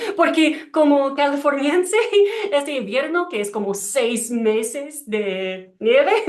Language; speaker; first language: Spanish; non-native, learner; English